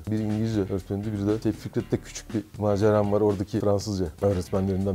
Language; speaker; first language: Turkish; native; Turkish